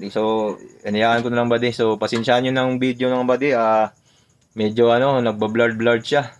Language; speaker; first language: Filipino; non-native, local second language; Cebuano